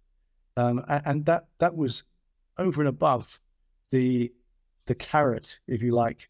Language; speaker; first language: English; native; English